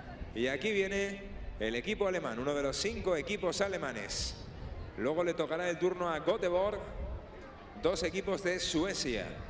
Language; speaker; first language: Spanish; native; Spanish